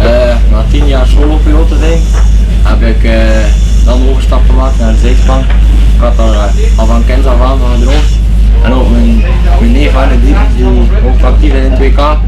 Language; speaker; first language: Dutch; native; Dutch